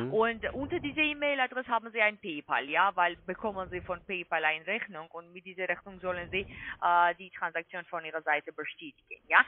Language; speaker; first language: German; non-native, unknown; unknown